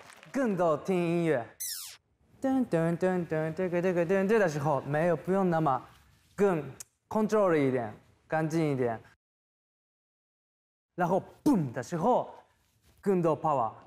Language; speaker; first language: Chinese; non-native, learner; Thai